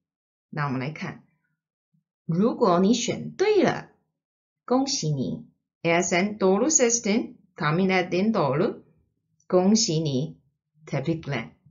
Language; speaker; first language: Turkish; non-native, fluent; Chinese